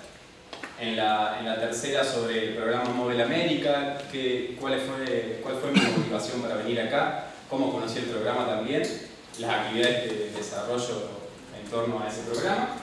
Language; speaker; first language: Spanish; native; Spanish